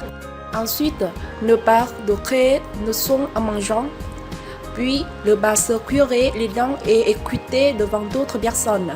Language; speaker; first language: French; non-native, learner; Vietnamese